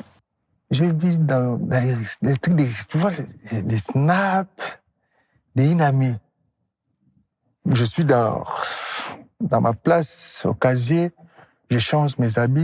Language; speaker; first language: French; non-native, local second language; Lingala